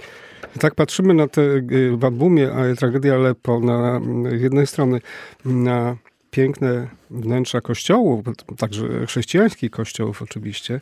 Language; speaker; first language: Polish; native; Polish